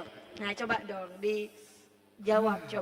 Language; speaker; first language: Indonesian; native; Indonesian